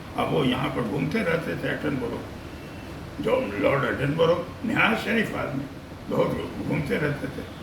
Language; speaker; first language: Hindi; native; Hindi